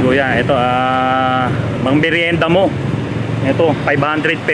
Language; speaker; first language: Filipino; native; Filipino